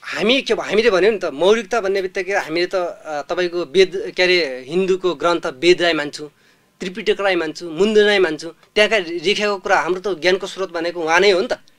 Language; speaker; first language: Nepali; native; Nepali